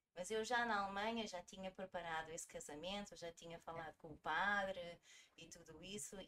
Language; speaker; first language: Portuguese; early bilingual, heritage; German